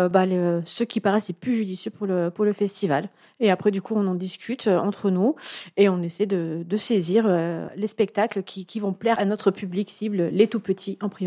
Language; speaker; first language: French; native; French